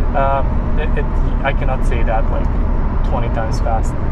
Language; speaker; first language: English; non-native, fluent; Serbian